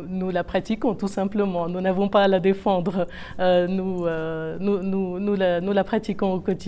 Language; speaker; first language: French; non-native, local second language; Arabic